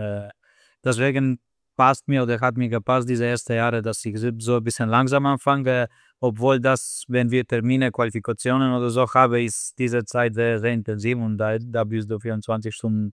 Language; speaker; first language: German; non-native, fluent; Slovenian